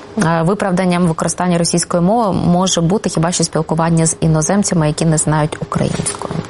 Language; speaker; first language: Ukrainian; non-native, local second language; Russian